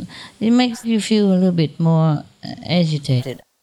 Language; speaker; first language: English; non-native, fluent; Vietnamese